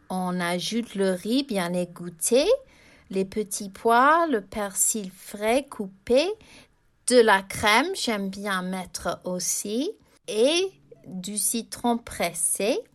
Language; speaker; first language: French; non-native, fluent; English